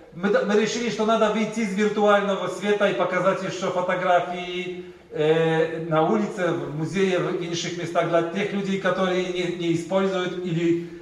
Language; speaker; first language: Russian; non-native, learner; Polish